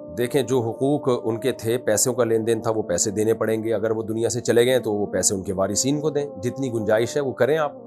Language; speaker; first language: Urdu; native; Urdu